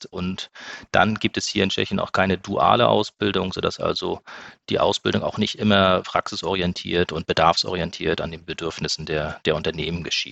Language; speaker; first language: German; native; German